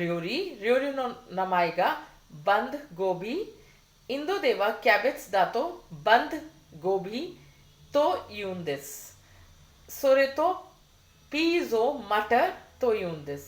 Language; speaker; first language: Japanese; non-native, fluent; Hindi